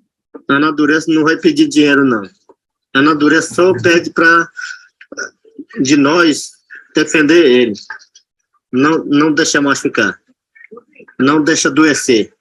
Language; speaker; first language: Portuguese; non-native, local second language; Yanomámi